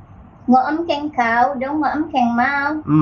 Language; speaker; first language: Cantonese; non-native, learner; Vietnamese